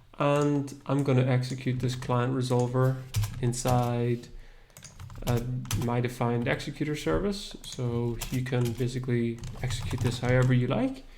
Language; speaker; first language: English; native; English